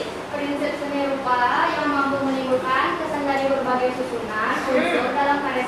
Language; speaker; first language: Indonesian; native; Indonesian